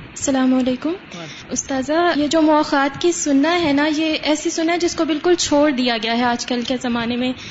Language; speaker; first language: Urdu; non-native, local second language; Punjabi